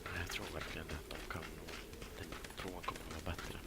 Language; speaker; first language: Swedish; native; Swedish